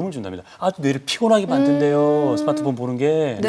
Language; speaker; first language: Korean; native; Korean